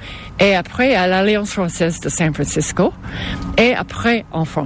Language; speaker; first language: French; non-native, local second language; English